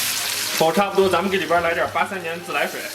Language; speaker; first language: Chinese; native; Chinese